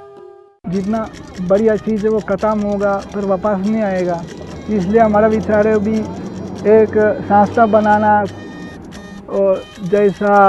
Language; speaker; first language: Hindi; non-native, learner; Italian